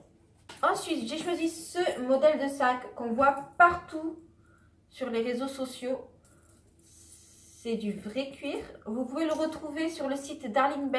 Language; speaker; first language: French; native; French